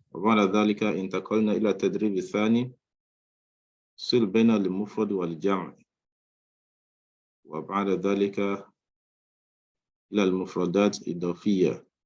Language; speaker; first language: Arabic; non-native, fluent; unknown